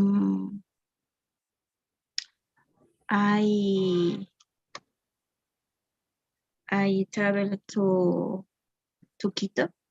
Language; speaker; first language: English; non-native, learner; Spanish